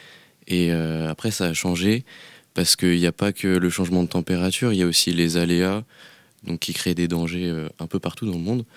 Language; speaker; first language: French; native; French